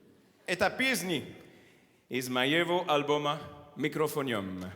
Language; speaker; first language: Russian; non-native, learner; French